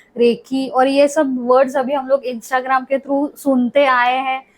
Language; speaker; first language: Hindi; non-native, local second language; Marathi